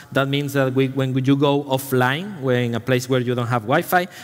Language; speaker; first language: English; non-native, fluent; Spanish